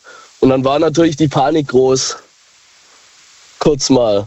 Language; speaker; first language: German; native; German